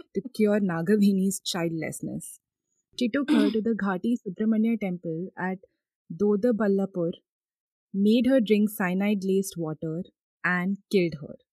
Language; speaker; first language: English; non-native, local second language; Hindi